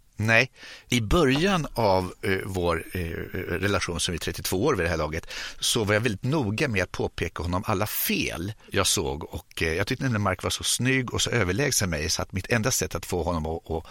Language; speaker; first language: Swedish; native; Swedish